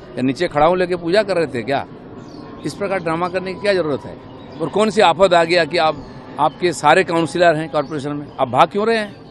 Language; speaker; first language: Hindi; non-native, local second language; Bangla